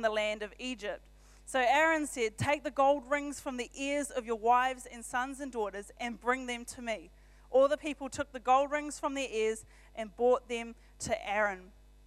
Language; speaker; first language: English; native; English